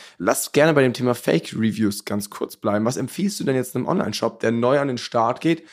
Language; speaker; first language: German; native; German